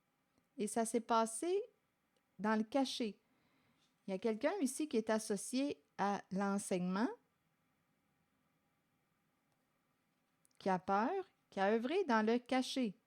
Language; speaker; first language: French; native; French